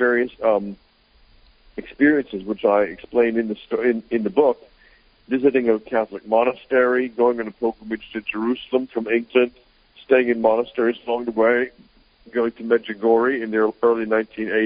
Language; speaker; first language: English; native; English